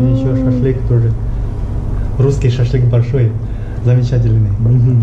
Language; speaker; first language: Russian; non-native, learner; Chinese